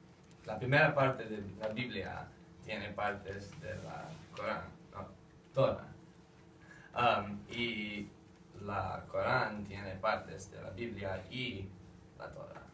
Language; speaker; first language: Spanish; non-native, learner; English